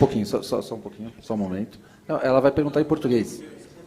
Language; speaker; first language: Portuguese; native; Portuguese